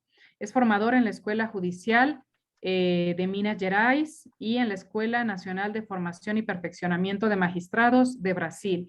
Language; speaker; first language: Spanish; native; Spanish